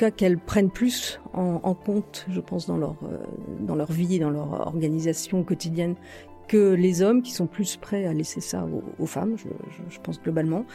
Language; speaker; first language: French; native; French